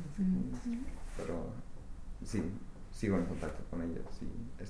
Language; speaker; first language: Spanish; non-native, fluent; English